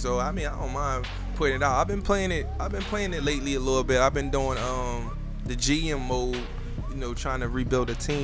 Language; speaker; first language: English; native; English